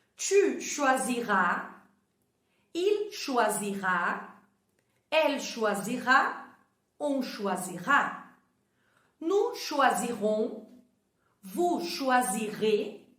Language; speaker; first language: French; non-native, fluent; Portuguese